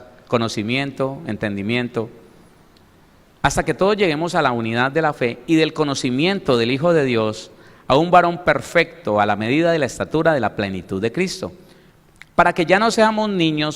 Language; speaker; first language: Spanish; native; Spanish